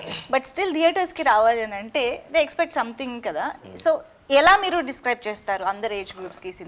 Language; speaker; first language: Telugu; native; Telugu